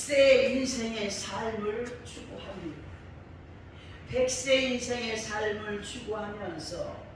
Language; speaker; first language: Korean; native; Korean